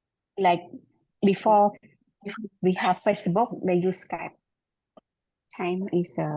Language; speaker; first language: English; non-native, learner; Khmer